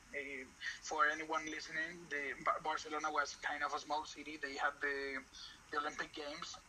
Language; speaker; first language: English; non-native, fluent; Spanish